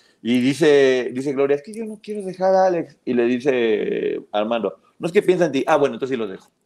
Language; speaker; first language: Spanish; native; Spanish